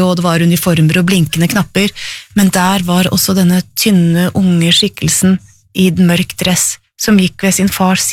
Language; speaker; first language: Norwegian; native; Norwegian